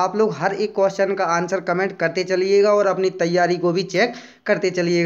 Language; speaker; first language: Hindi; native; Hindi